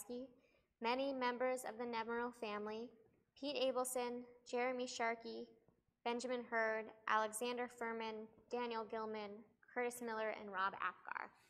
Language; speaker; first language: English; native; English